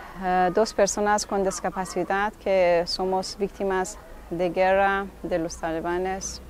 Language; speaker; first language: Spanish; non-native, learner; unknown